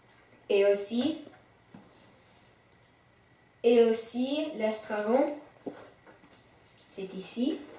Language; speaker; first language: French; non-native, learner; English